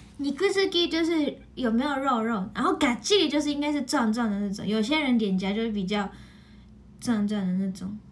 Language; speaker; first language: Chinese; non-native, fluent; Japanese